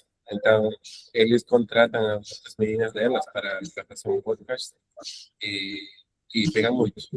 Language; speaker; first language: Portuguese; non-native, learner; Spanish